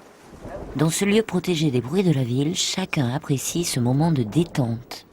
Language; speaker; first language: French; native; French